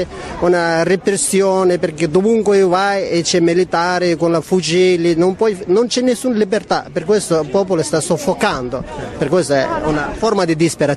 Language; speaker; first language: Italian; non-native, fluent; Tibetan